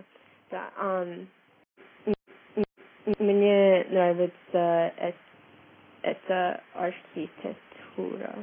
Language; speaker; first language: Russian; non-native, learner; English